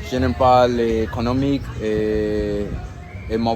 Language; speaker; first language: French; non-native, learner; Spanish